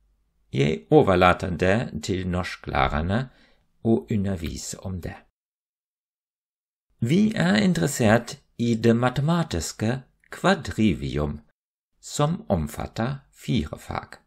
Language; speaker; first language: Norwegian; non-native, fluent; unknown